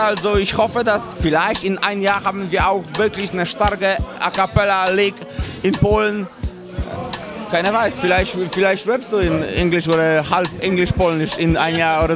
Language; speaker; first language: German; non-native, fluent; Polish